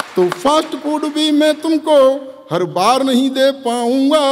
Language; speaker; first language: Hindi; native; Hindi